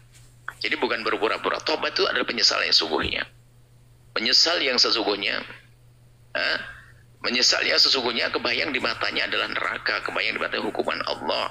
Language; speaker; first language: Indonesian; native; Indonesian